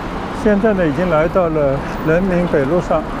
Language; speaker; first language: Chinese; non-native, local second language; Cantonese